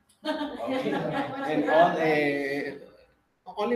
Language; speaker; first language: English; non-native, learner; Spanish